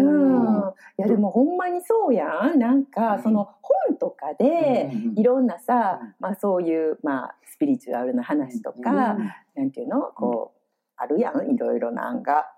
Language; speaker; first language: Japanese; native; Japanese